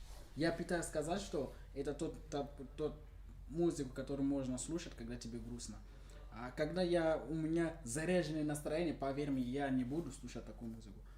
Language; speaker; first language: Russian; non-native, learner; English